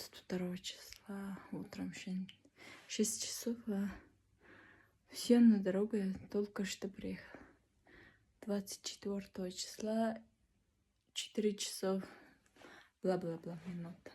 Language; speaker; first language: Russian; non-native, learner; Mongolian